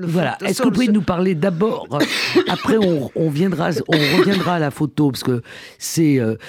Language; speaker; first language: French; native; French